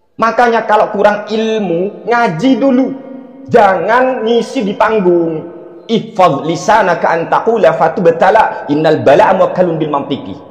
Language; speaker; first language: Indonesian; non-native, local second language; Madurese